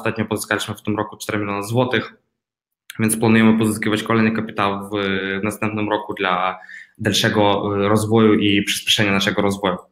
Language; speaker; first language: Polish; non-native, fluent; Ukrainian